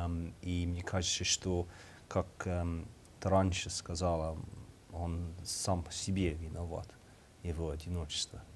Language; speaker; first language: Russian; non-native, learner; English